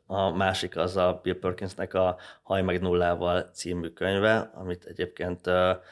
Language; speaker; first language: Hungarian; native; Hungarian